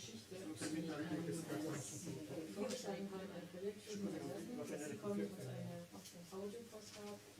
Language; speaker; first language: German; non-native, learner; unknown